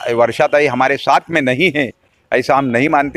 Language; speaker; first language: Hindi; non-native, local second language; Marathi